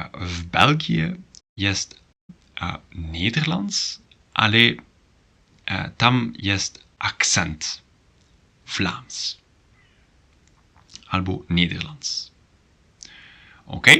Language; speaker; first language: Polish; non-native, learner; Dutch